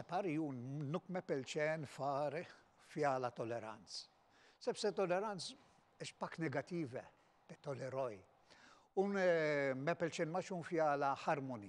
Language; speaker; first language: Albanian; non-native, fluent; Maltese